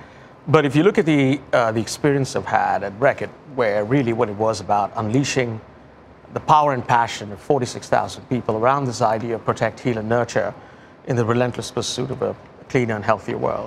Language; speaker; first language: English; non-native, local second language; Tamil